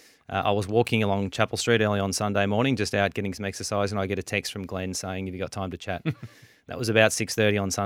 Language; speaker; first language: English; native; English